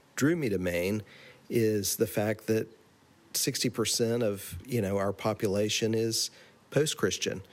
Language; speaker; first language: English; native; English